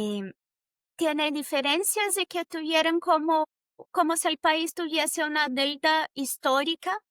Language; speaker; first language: Spanish; non-native, fluent; Portuguese